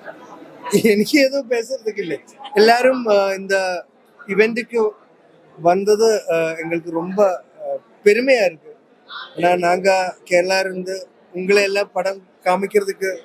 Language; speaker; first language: Tamil; non-native, learner; Malayalam